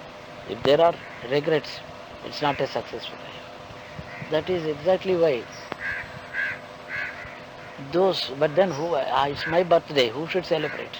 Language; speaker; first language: English; non-native, local second language; Telugu